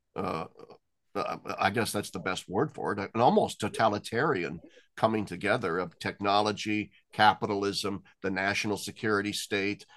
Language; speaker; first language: English; native; English